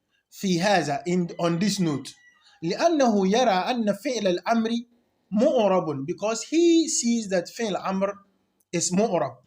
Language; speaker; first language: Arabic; non-native, fluent; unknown